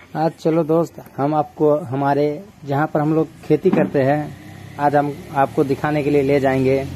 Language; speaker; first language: Hindi; non-native, local second language; Bangla